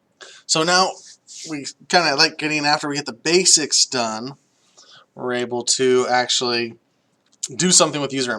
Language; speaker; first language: English; native; English